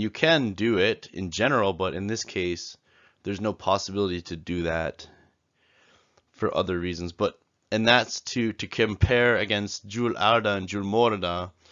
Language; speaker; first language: English; native; English